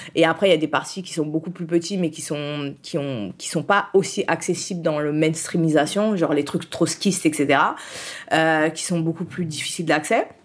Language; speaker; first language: French; early bilingual, other home language; Haitian Creole